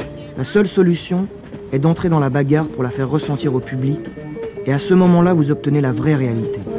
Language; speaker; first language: French; native; French